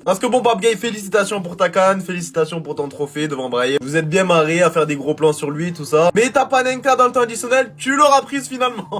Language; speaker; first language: French; native; French